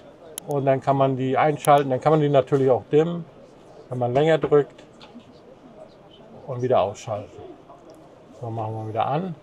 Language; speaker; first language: German; native; German